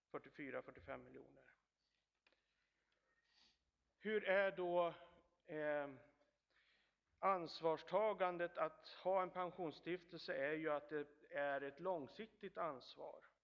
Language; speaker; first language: Swedish; native; Swedish